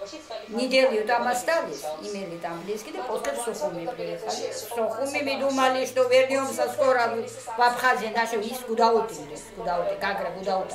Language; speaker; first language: Russian; non-native, local second language; Georgian